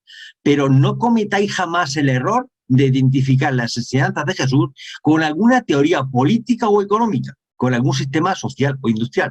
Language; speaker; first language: Spanish; native; Spanish